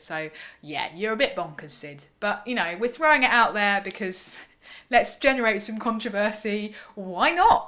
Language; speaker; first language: English; native; English